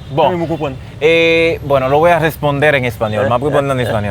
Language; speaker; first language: Spanish; non-native, fluent; Haitian Creole